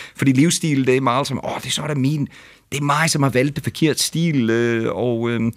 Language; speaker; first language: Danish; non-native, fluent; English